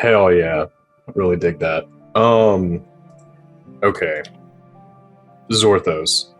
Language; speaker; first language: English; native; English